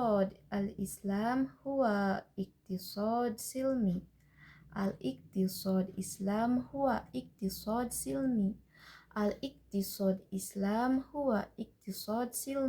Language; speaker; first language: Arabic; non-native, learner; Indonesian